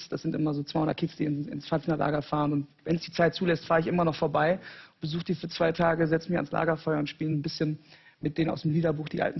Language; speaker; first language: German; native; German